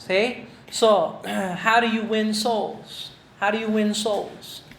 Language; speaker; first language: English; non-native, local second language; Filipino